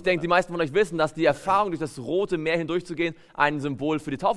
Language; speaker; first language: German; native; German